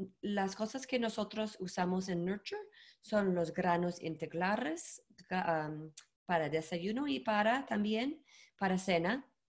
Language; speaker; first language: Spanish; non-native, learner; English